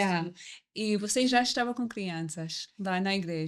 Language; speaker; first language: Portuguese; non-native, learner; English